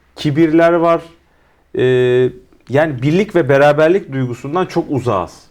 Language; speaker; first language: Turkish; native; Turkish